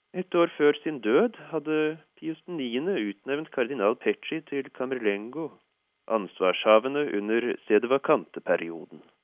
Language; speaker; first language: Norwegian; native; Norwegian